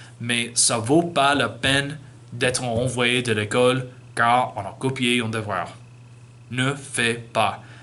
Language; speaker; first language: French; non-native, fluent; English